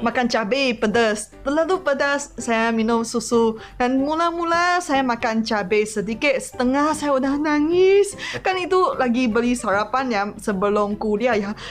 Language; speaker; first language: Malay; non-native, local second language; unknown